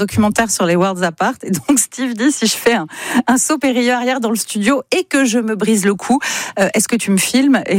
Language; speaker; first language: French; native; French